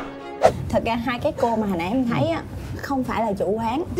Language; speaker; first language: Vietnamese; native; Vietnamese